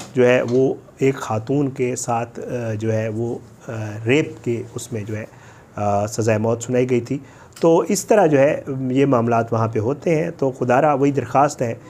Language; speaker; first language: Urdu; native; Urdu